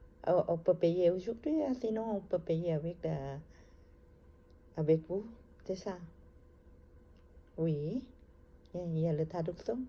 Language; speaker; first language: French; non-native, learner; Thai